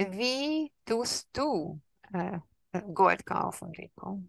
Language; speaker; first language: German; non-native, fluent; Hungarian